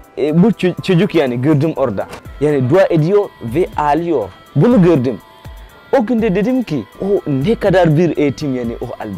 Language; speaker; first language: Turkish; non-native, fluent; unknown